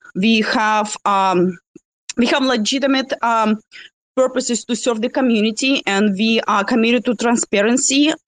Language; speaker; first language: English; non-native, fluent; Russian